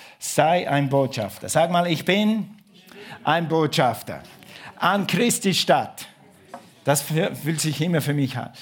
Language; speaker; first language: German; non-native, fluent; English